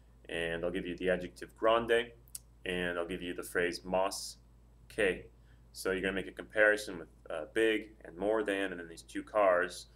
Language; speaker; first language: English; native; English